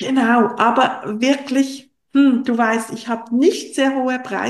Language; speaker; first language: German; non-native, local second language; French